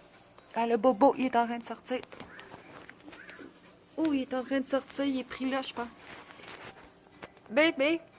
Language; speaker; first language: French; native; French